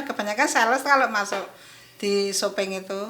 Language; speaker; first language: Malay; non-native, local second language; Javanese